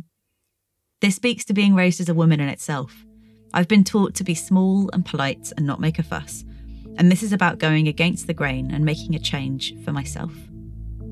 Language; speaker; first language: English; native; English